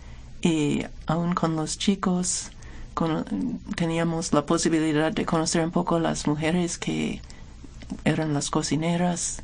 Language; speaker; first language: Spanish; non-native, fluent; English